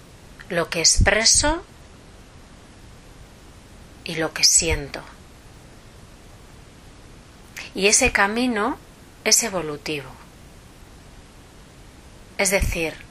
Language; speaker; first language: Spanish; native; Spanish